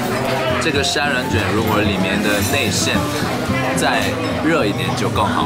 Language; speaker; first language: Chinese; non-native, fluent; Korean